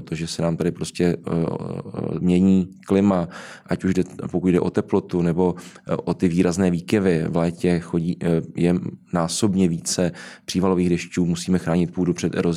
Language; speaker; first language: Czech; native; Czech